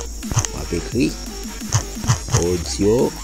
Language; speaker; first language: French; non-native, learner; Haitian Creole